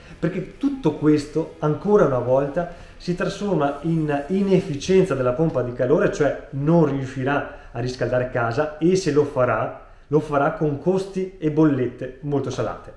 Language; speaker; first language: Italian; native; Italian